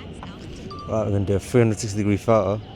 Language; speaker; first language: English; native; English